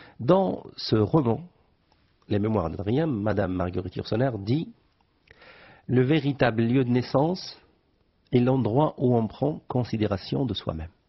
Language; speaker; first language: French; non-native, local second language; Arabic